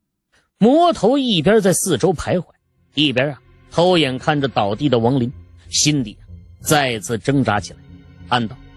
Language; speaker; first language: Chinese; native; Chinese